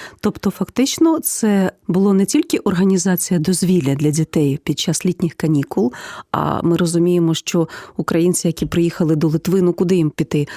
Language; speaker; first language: Ukrainian; native; Ukrainian